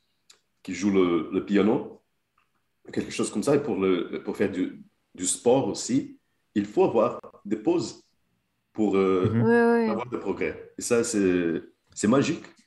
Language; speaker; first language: French; non-native, fluent; Portuguese